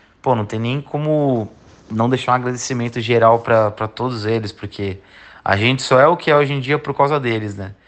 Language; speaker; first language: Portuguese; native; Portuguese